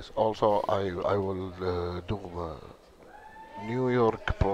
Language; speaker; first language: English; non-native, learner; Arabic